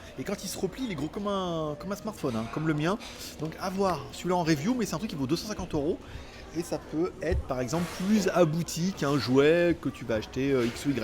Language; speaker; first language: French; native; French